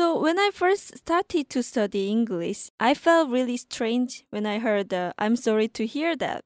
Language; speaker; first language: English; non-native, fluent; Korean